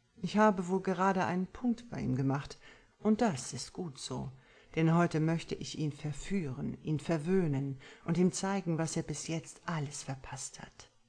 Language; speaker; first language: German; native; German